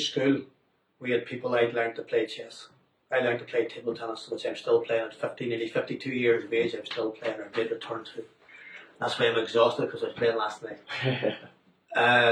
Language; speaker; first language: English; native; English